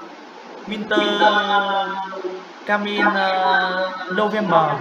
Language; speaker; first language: English; non-native, learner; Vietnamese